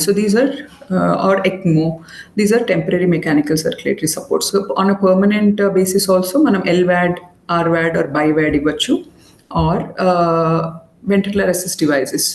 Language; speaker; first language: English; non-native, local second language; Telugu